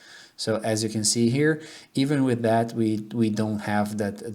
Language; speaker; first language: English; non-native, fluent; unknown